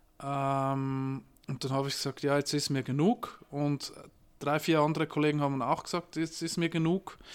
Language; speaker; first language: German; native; German